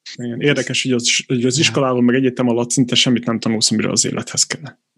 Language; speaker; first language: Hungarian; native; Hungarian